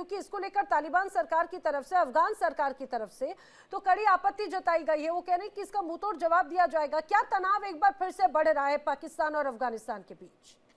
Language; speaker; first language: Hindi; native; Hindi